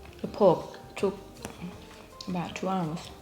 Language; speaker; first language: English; non-native, learner; Northeastern Thai